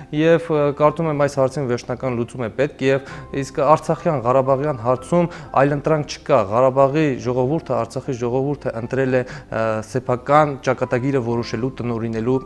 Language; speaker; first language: Armenian; non-native, local second language; Kurdish